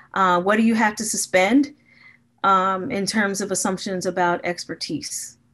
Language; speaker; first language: English; native; English